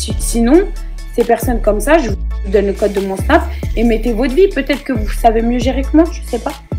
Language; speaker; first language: French; native; French